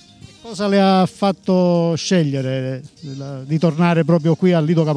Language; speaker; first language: Italian; native; Italian